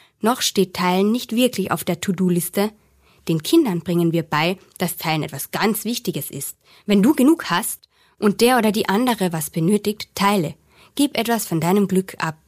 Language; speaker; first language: German; native; German